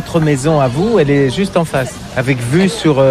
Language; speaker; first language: French; native; French